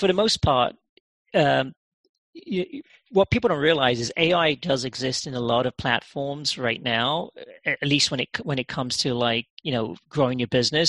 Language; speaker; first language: English; native; English